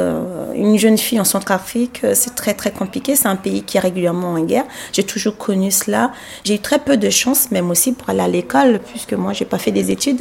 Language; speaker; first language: French; non-native, local second language; Sango